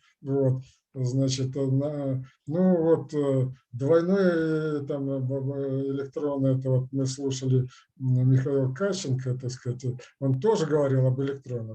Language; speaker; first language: Russian; native; Russian